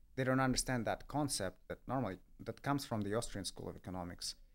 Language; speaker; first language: English; non-native, fluent; Russian